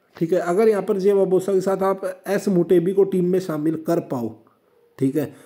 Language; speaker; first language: Hindi; native; Hindi